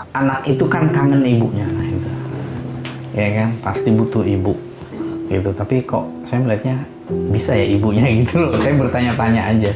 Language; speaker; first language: Indonesian; native; Indonesian